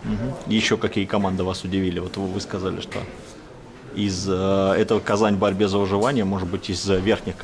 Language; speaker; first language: Russian; native; Russian